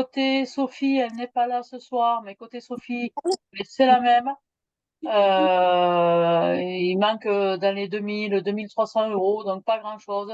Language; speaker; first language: French; native; French